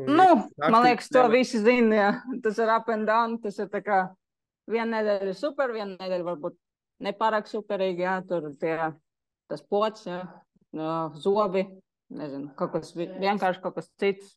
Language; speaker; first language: Latvian; non-native, local second language; Russian